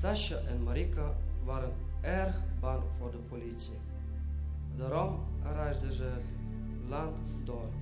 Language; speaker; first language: Dutch; non-native, fluent; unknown